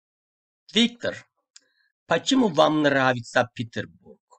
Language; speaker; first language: Russian; non-native, fluent; Turkish